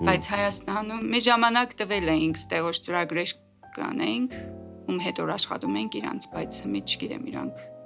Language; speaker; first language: Armenian; native; Armenian